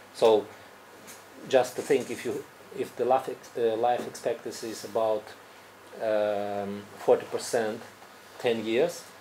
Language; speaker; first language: English; non-native, fluent; Romanian